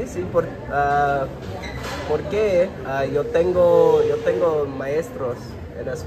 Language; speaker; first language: Spanish; non-native, learner; English